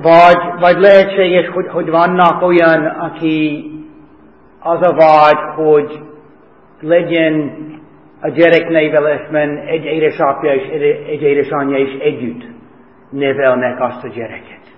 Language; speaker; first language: Hungarian; non-native, fluent; English